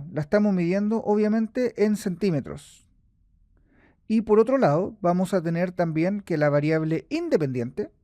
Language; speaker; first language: Spanish; native; Spanish